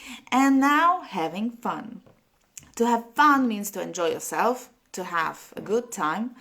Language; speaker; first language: English; non-native, fluent; Polish